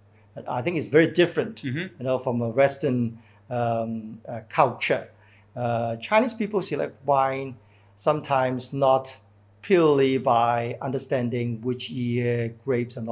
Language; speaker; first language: English; non-native, local second language; Cantonese